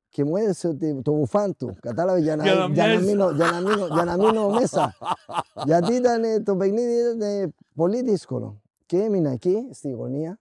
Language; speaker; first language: Greek; non-native, fluent; Spanish